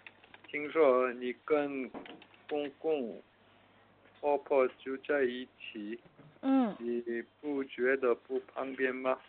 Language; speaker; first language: Chinese; non-native, learner; Korean